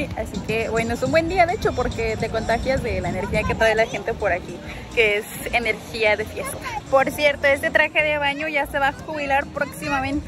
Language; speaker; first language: Spanish; native; Spanish